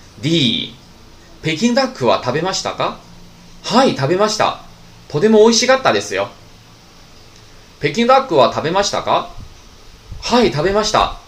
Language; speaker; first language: Japanese; non-native, fluent; Chinese